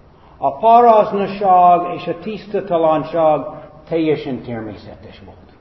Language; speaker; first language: Hungarian; non-native, fluent; English